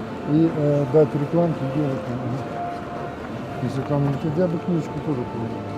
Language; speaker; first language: Russian; native; Russian